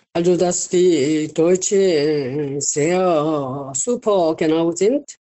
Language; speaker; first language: German; non-native, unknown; Korean